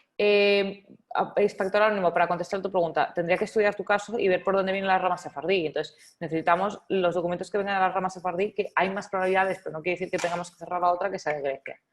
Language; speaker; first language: Spanish; native; Spanish